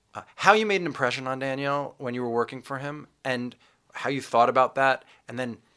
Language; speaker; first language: English; native; English